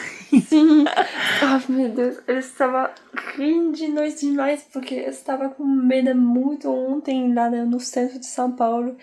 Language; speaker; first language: Portuguese; non-native, fluent; French